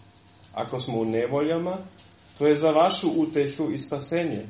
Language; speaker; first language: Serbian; non-native, fluent; German